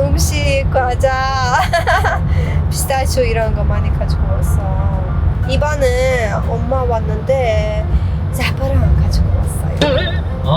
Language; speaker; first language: Korean; non-native, learner; Persian